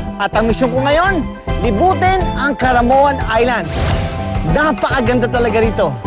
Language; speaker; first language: Filipino; native; Filipino